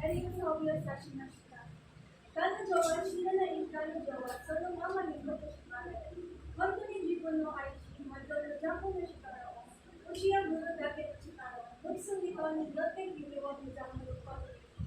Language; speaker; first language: Japanese; non-native, learner; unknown